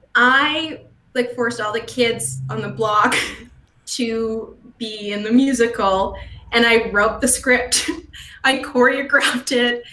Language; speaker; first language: English; native; English